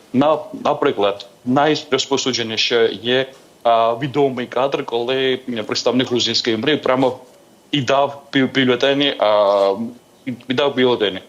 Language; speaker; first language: Ukrainian; non-native, fluent; Georgian